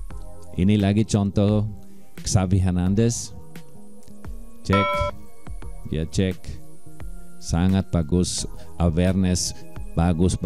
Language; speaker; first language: Indonesian; non-native, fluent; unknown